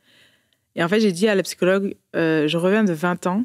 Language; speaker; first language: French; early bilingual, other home language; Portuguese